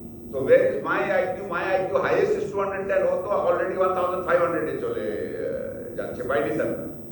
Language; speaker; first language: English; non-native, local second language; Bangla